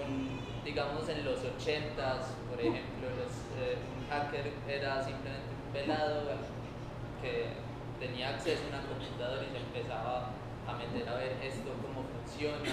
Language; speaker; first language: Spanish; native; Spanish